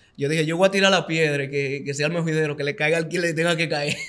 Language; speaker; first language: Spanish; native; Spanish